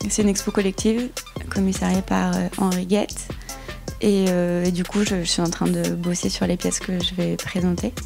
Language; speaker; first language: French; native; French